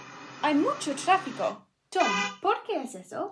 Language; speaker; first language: Spanish; non-native, learner; English